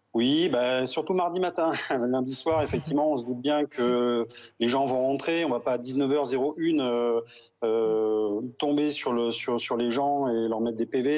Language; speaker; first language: French; native; French